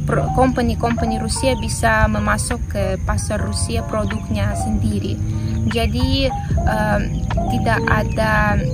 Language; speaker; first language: Indonesian; non-native, fluent; Russian